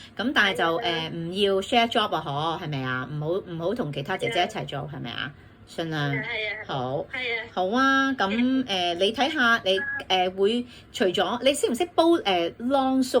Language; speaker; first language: Cantonese; native; Cantonese